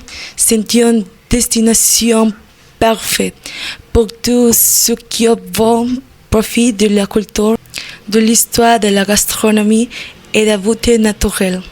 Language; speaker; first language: French; non-native, learner; Spanish